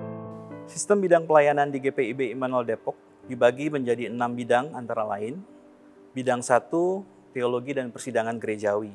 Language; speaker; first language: Indonesian; native; Indonesian